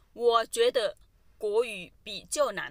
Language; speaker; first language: Chinese; non-native, fluent; Thai